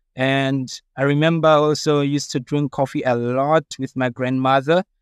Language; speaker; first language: English; non-native, local second language; Southern Sotho